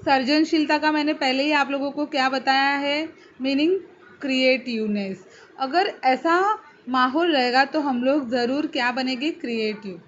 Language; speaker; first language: Hindi; non-native, local second language; Marathi